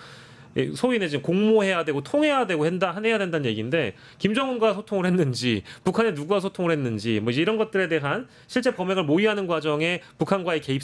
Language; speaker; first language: Korean; native; Korean